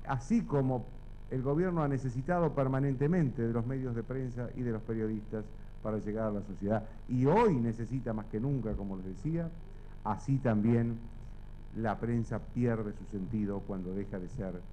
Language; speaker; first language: Spanish; native; Spanish